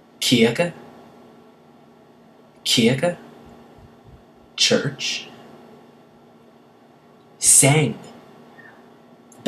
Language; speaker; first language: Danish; non-native, learner; English